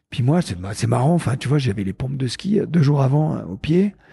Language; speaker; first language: French; native; French